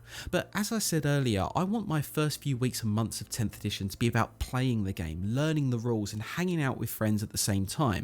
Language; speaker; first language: English; native; English